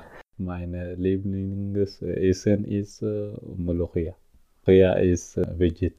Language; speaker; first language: German; non-native, learner; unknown